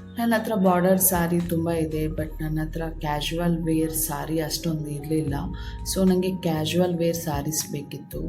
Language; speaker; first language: Kannada; non-native, local second language; Tulu